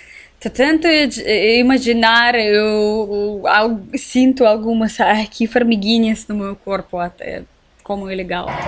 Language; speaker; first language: Portuguese; non-native, learner; Russian